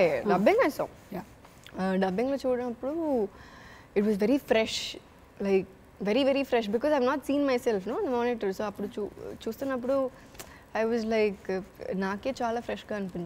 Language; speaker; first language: Telugu; non-native, fluent; Malayalam